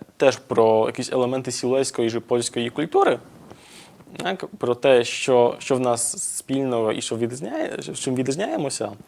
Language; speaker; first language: Ukrainian; non-native, fluent; Polish